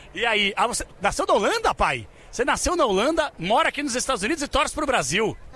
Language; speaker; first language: Portuguese; native; Portuguese